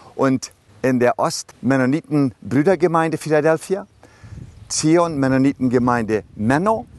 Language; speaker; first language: German; early bilingual, other home language; Low German